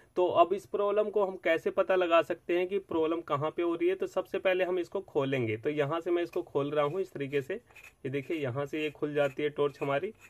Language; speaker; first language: Hindi; native; Hindi